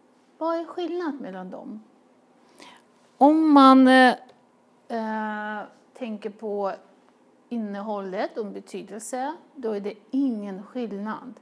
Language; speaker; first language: Swedish; non-native, fluent; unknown